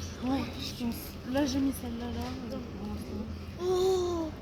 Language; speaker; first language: French; native; French